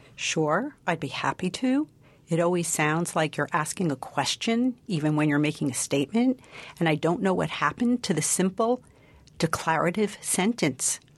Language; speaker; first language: English; native; English